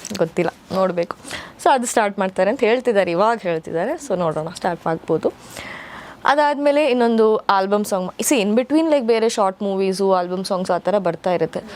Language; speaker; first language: Kannada; non-native, local second language; Malayalam